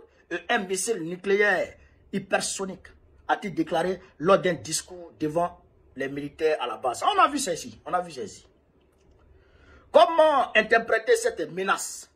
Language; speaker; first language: French; non-native, local second language; Bambara